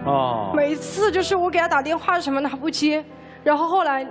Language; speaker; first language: Chinese; native; Chinese